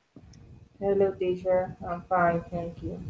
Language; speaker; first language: English; non-native, learner; Spanish